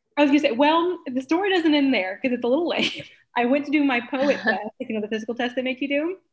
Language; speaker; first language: English; native; English